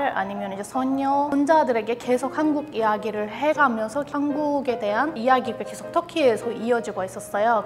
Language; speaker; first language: Korean; non-native, fluent; Turkish